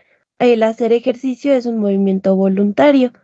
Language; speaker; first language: Spanish; native; Spanish